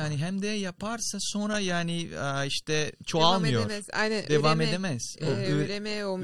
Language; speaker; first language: Turkish; non-native, fluent; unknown